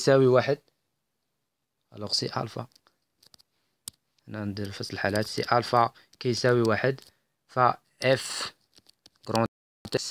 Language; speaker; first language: Arabic; native; Arabic